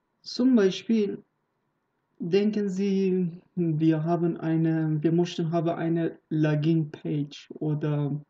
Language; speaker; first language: German; non-native, learner; Persian